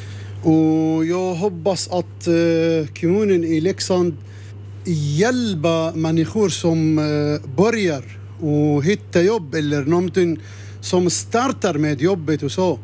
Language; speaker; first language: Swedish; non-native, learner; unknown